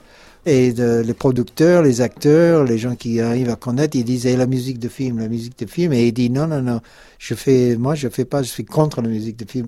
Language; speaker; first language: French; non-native, fluent; English